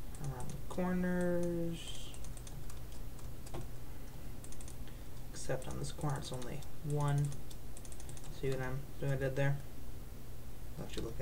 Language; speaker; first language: English; native; English